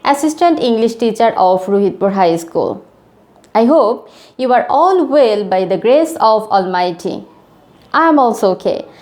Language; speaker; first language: English; non-native, local second language; Bangla